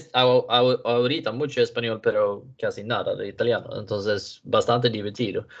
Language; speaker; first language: Spanish; non-native, learner; Swedish